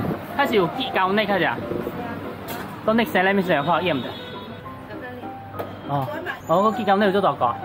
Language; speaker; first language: Chinese; non-native, local second language; Min Nan Chinese